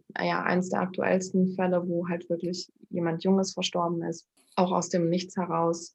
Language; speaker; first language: German; early bilingual, other home language; Turkish